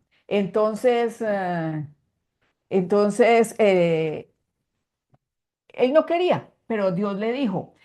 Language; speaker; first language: Spanish; native; Spanish